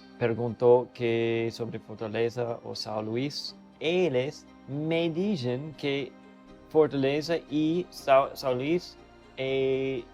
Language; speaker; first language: Portuguese; non-native, learner; English